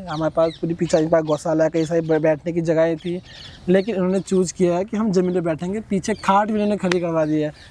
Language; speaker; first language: Hindi; native; Hindi